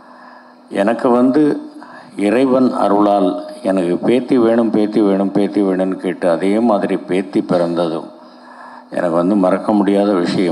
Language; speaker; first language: Tamil; native; Tamil